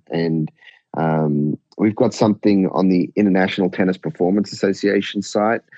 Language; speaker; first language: English; native; English